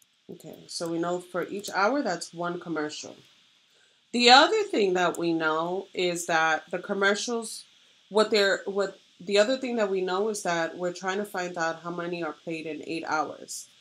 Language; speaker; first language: English; native; English